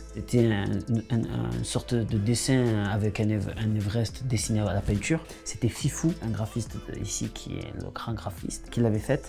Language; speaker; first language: French; native; French